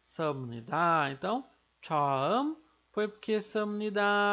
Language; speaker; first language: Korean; non-native, fluent; Portuguese